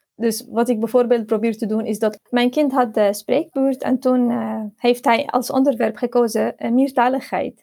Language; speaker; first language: Dutch; non-native, fluent; Arabic